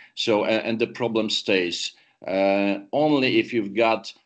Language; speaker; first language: English; non-native, fluent; Polish